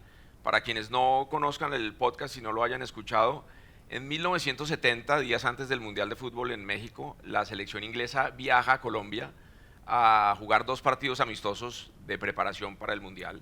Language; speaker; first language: Spanish; native; Spanish